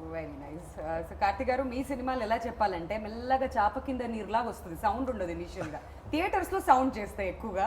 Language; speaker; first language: Telugu; native; Telugu